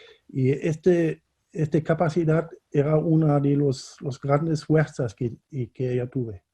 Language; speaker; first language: Spanish; non-native, fluent; German